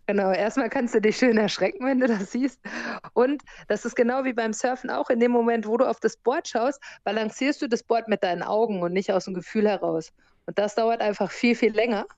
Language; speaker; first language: German; native; German